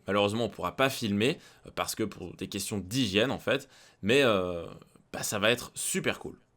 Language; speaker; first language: French; native; French